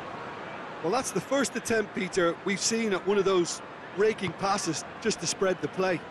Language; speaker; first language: English; native; English